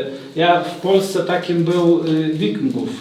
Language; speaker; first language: Polish; non-native, learner; Lithuanian